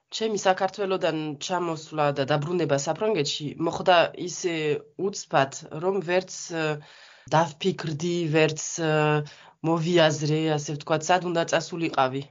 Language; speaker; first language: Georgian; non-native, fluent; French